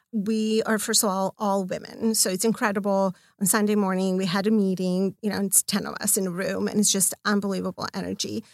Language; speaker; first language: English; non-native, fluent; Serbian